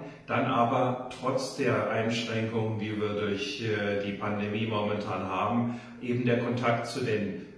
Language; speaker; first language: German; native; German